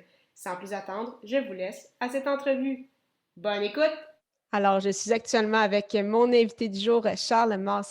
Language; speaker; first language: French; native; French